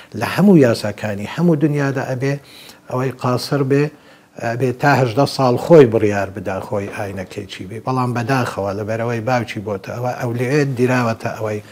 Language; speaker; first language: Central Kurdish; non-native, local second language; Assyrian Neo-Aramaic